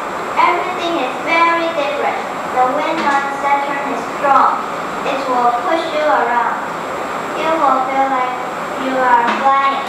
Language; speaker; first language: English; non-native, learner; Chinese